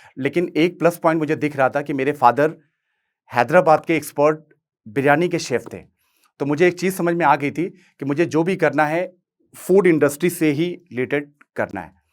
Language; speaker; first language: Hindi; native; Hindi